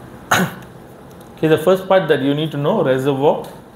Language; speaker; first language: English; non-native, local second language; Malay